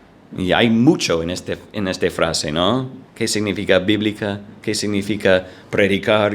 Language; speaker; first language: Spanish; non-native, fluent; English